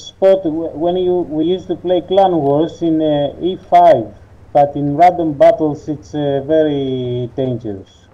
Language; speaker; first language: English; non-native, learner; Greek